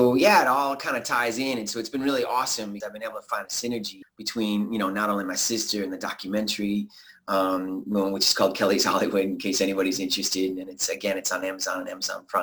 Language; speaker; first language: English; native; English